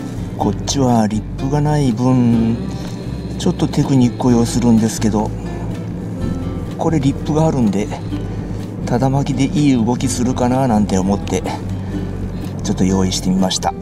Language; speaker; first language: Japanese; native; Japanese